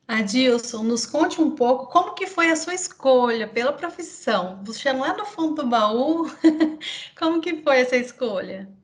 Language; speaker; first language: Portuguese; native; Portuguese